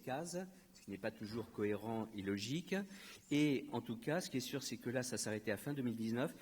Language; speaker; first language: French; native; French